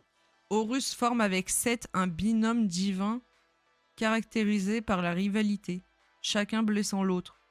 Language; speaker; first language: French; native; French